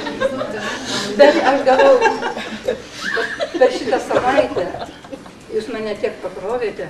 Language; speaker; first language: Lithuanian; non-native, local second language; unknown